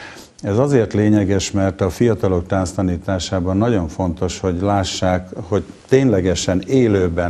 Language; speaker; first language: Hungarian; native; Hungarian